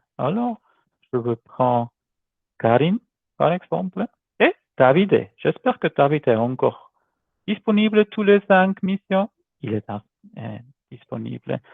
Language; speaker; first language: French; non-native, learner; German